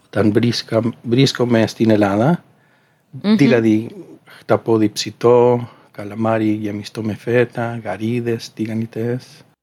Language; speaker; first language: Greek; non-native, learner; English